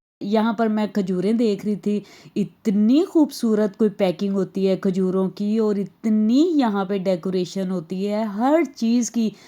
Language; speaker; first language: Urdu; native; Urdu